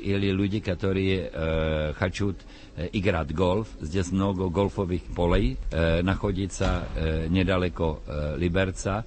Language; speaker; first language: Russian; non-native, learner; Czech